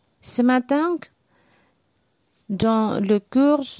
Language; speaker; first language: French; non-native, learner; Javanese